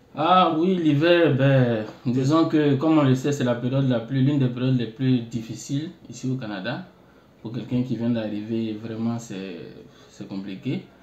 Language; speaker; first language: French; non-native, local second language; Baoulé